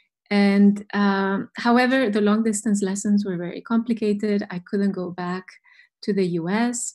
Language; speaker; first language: English; non-native, fluent; Spanish